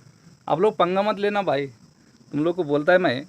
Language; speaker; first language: Hindi; non-native, local second language; Telugu